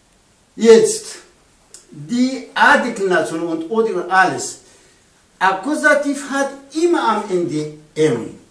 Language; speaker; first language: German; non-native, learner; Pashto